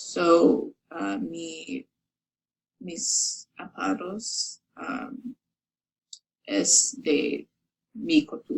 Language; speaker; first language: Spanish; non-native, learner; English